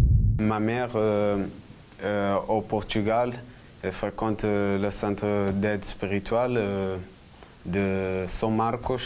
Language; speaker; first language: French; non-native, fluent; Portuguese